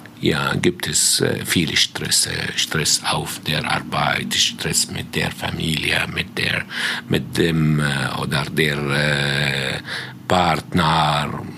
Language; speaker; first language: German; non-native, fluent; Arabic